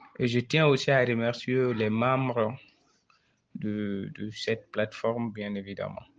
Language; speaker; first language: French; non-native, local second language; Bambara